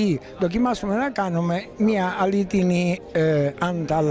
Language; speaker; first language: Greek; non-native, learner; Italian